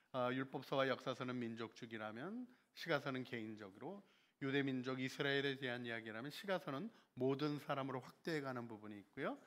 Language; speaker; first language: Korean; native; Korean